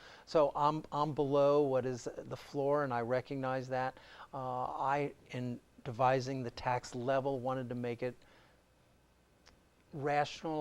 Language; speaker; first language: English; native; English